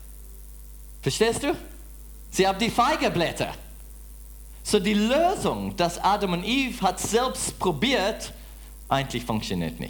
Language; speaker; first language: German; non-native, fluent; English